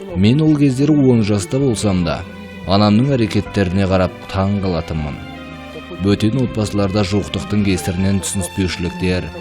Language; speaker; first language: Kazakh; non-native, local second language; Uyghur